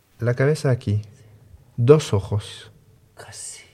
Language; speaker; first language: Spanish; non-native, learner; French